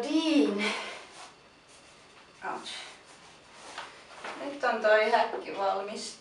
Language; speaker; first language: Finnish; native; Finnish